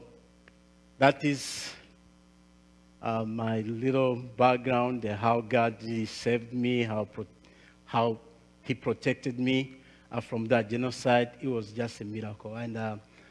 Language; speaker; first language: English; non-native, local second language; Kinyarwanda